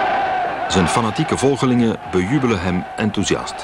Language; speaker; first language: Dutch; native; Dutch